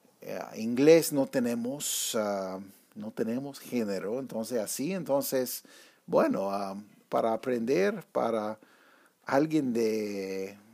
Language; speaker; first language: Spanish; non-native, fluent; English